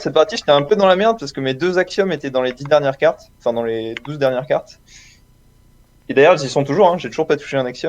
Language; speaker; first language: French; native; French